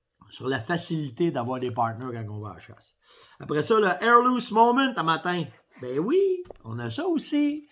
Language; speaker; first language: French; native; French